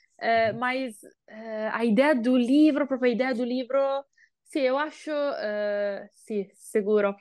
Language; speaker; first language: Portuguese; non-native, learner; Italian